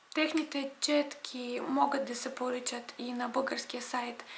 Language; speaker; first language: Bulgarian; non-native, fluent; Russian